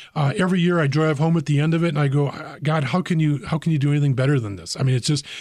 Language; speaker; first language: English; native; English